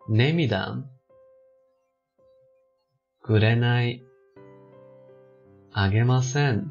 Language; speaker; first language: Japanese; non-native, fluent; Persian